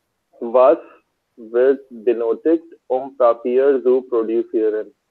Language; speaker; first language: German; non-native, learner; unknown